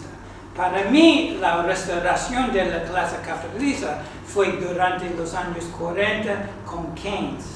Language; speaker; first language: Spanish; non-native, fluent; English